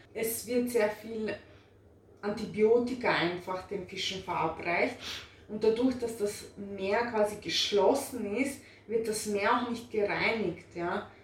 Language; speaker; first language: German; early bilingual, other home language; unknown